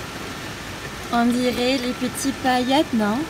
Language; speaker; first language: French; non-native, fluent; English